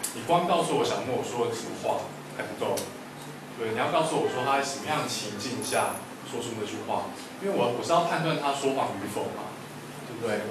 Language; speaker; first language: Chinese; native; Chinese